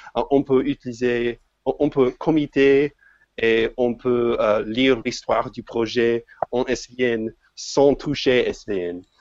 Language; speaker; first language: French; non-native, fluent; English